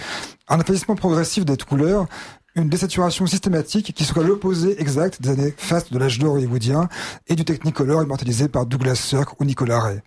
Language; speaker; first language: French; native; French